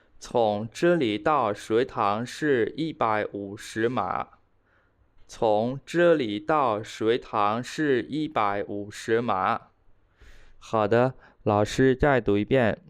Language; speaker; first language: Chinese; non-native, fluent; Khmer